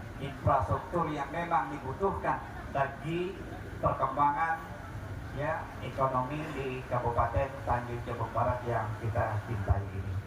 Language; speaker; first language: Indonesian; native; Indonesian